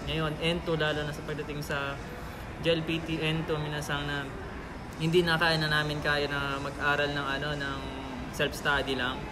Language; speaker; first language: Filipino; non-native, local second language; Hiligaynon